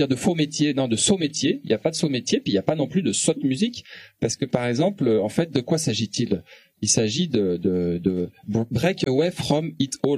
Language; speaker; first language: French; native; French